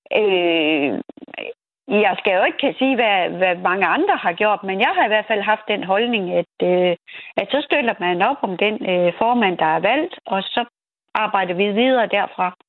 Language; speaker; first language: Danish; native; Danish